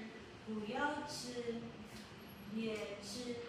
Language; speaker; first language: Chinese; non-native, learner; Filipino